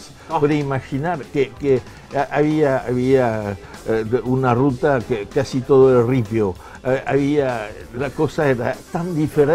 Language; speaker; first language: Spanish; non-native, fluent; French